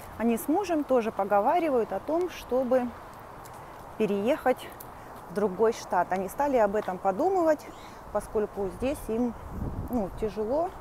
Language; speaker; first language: Russian; native; Russian